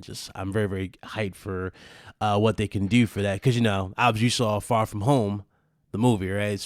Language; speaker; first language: English; native; English